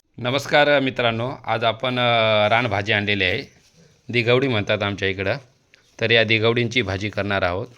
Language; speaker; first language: Marathi; non-native, local second language; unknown